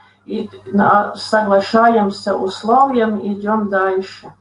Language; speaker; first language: Russian; non-native, local second language; Latvian